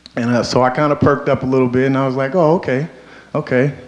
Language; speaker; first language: English; native; English